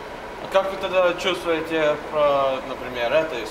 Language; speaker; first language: Russian; non-native, learner; English